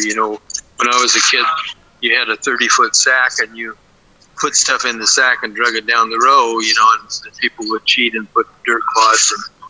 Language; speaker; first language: English; native; English